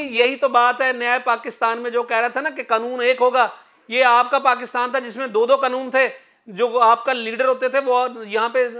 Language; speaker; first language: Urdu; non-native, local second language; Punjabi